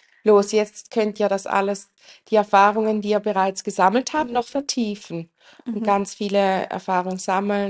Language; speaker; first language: German; native; German